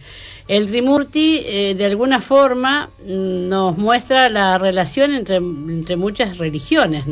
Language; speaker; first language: Spanish; native; Spanish